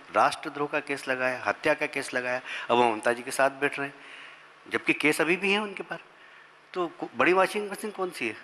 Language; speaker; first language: Hindi; native; Hindi